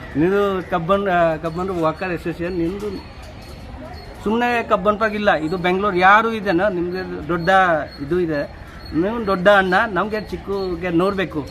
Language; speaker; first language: Kannada; non-native, learner; Chakma